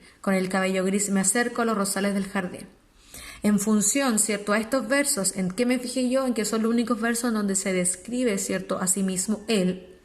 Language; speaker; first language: Spanish; native; Spanish